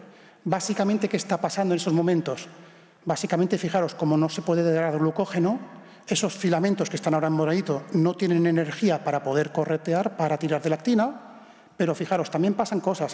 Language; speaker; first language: Spanish; native; Spanish